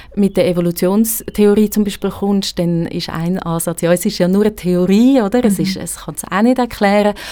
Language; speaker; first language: German; native; German